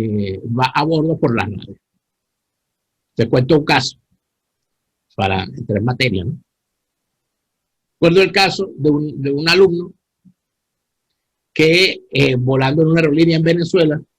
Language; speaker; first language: Spanish; native; Spanish